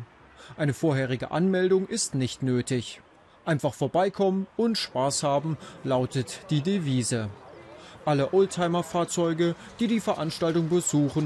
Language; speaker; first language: German; native; German